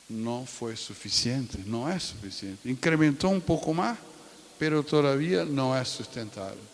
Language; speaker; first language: Spanish; non-native, fluent; Portuguese